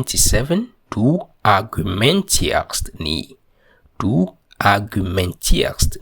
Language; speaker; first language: German; non-native, fluent; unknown